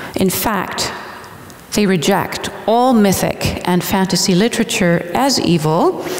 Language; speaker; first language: English; native; English